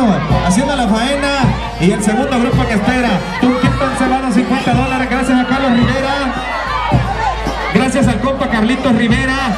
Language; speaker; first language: Spanish; native; Spanish